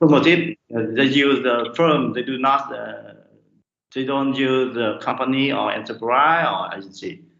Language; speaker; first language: English; non-native, learner; Vietnamese